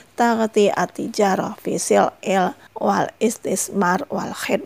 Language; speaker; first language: Arabic; non-native, fluent; Indonesian